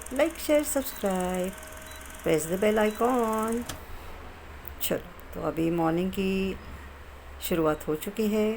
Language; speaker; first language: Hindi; non-native, local second language; Marathi